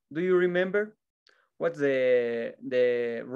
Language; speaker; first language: English; non-native, learner; Spanish